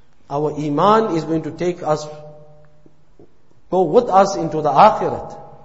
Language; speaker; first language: English; native; English